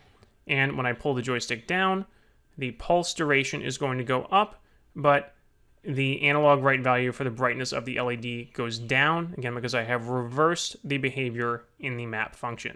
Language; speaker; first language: English; native; English